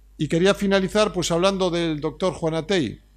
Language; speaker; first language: Spanish; native; Spanish